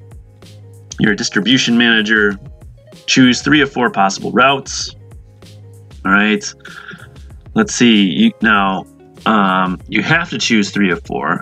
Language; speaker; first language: English; native; English